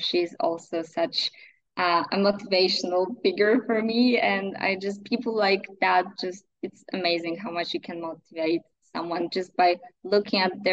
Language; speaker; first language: English; non-native, fluent; Polish